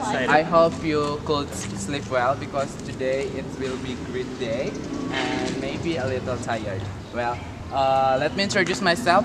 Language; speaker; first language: English; non-native, learner; Indonesian